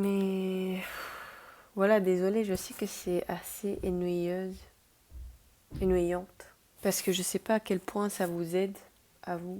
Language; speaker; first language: French; non-native, fluent; Spanish